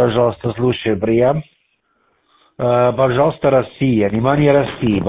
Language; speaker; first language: Russian; non-native, learner; German